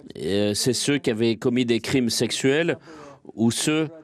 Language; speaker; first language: French; non-native, fluent; Russian